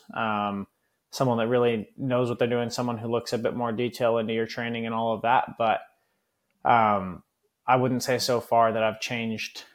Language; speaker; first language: English; native; English